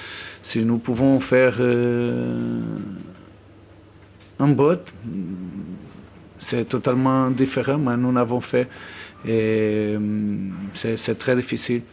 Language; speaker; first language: French; non-native, learner; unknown